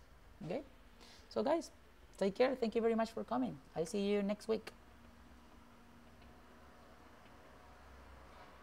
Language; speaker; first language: English; non-native, fluent; Spanish